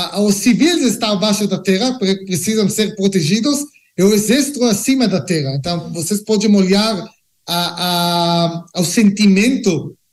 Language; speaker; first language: Portuguese; non-native, learner; Hebrew